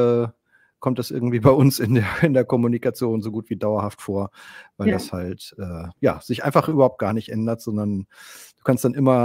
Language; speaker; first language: German; native; German